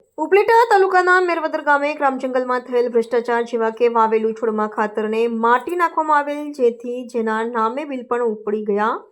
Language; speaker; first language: Gujarati; native; Gujarati